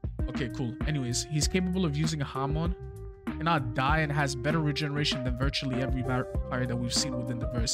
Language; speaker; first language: English; native; English